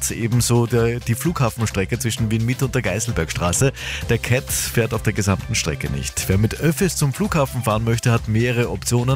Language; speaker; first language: German; native; German